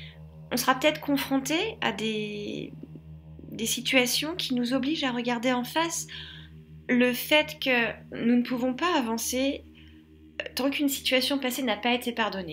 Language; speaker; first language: French; native; French